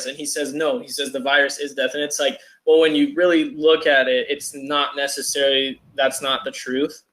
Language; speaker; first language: English; native; English